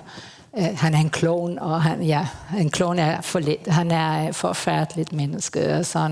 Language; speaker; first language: Danish; early bilingual, heritage; Spanish